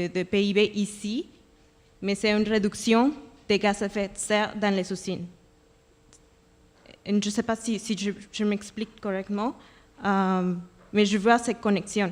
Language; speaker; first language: French; non-native, fluent; Spanish